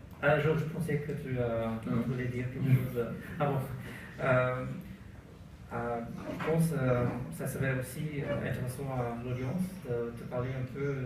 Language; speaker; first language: French; non-native, learner; German